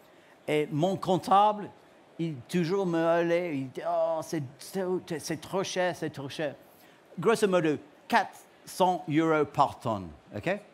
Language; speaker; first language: French; non-native, learner; English